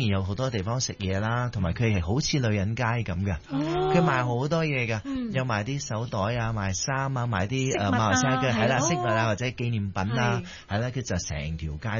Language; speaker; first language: Cantonese; early bilingual, heritage; Cantonese